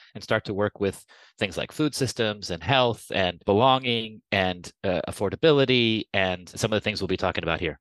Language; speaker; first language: English; native; English